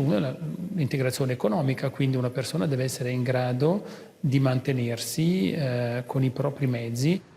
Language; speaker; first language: Italian; native; Italian